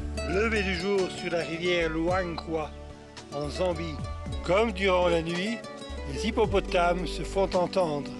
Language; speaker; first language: French; native; French